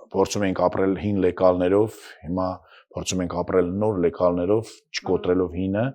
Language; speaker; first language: Armenian; non-native, fluent; Russian